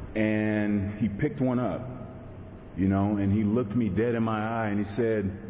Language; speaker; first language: English; native; English